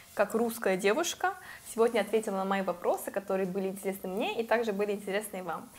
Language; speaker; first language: Russian; non-native, fluent; Korean